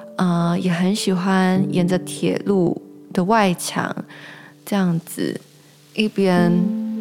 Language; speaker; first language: Chinese; native; Chinese